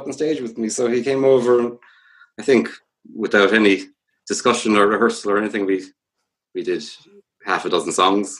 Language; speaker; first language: English; native; English